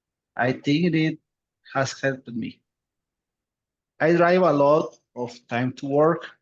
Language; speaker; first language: English; non-native, learner; Spanish